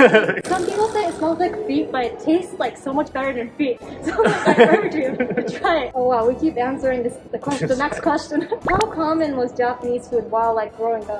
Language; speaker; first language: English; native; English